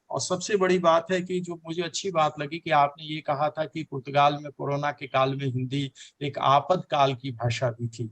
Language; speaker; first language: Hindi; native; Hindi